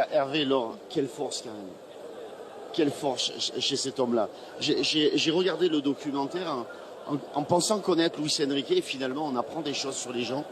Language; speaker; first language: French; native; French